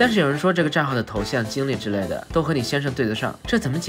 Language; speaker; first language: Chinese; native; Chinese